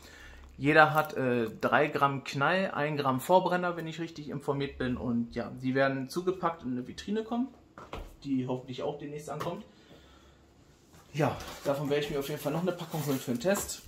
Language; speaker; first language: German; native; German